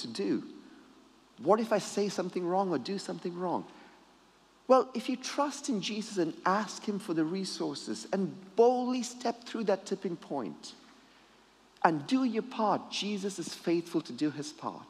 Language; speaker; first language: English; native; English